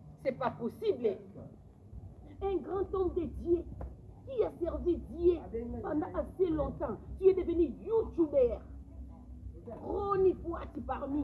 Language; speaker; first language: French; non-native, local second language; Lingala